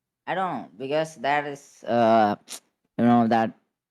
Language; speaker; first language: English; non-native, learner; Malayalam